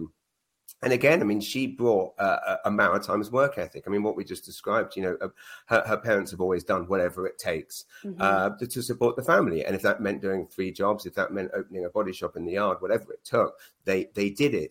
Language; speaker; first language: English; native; English